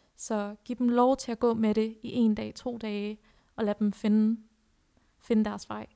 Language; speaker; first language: Danish; early bilingual, other home language; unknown